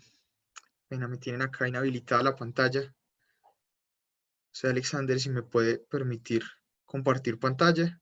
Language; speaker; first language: Spanish; native; Spanish